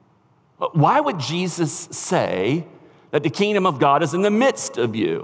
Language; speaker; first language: English; native; English